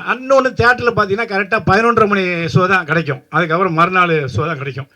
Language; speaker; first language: Tamil; native; Tamil